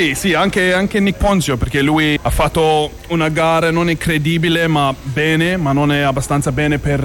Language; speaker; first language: Italian; non-native, learner; English